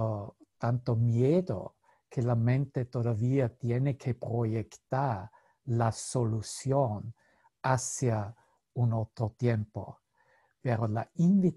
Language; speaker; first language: Spanish; non-native, fluent; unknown